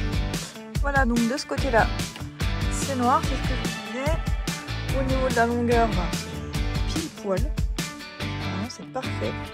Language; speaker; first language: French; native; French